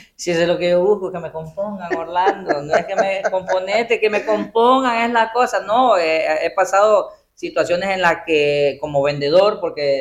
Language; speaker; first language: Spanish; native; Spanish